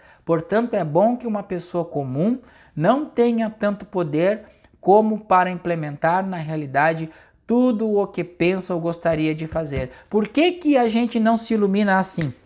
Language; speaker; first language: Portuguese; native; Portuguese